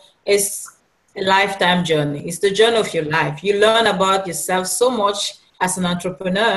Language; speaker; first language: English; non-native, local second language; French